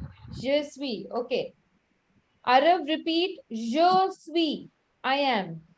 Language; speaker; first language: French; non-native, fluent; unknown